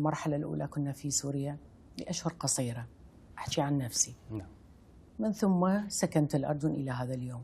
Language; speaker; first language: Arabic; native; Arabic